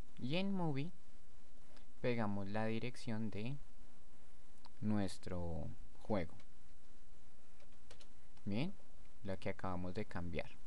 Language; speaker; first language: Spanish; native; Spanish